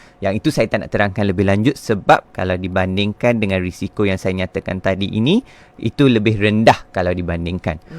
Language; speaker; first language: Malay; non-native, local second language; Tamil